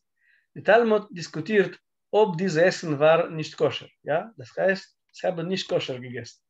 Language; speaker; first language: German; non-native, learner; Russian